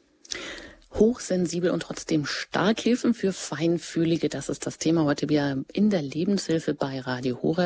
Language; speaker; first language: German; native; German